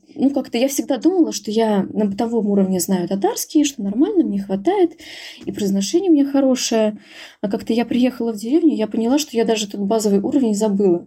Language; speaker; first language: Russian; native; Russian